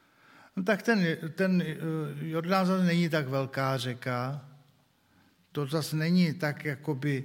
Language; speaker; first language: Czech; native; Czech